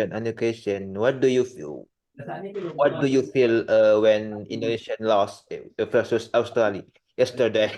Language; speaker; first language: English; non-native, learner; Indonesian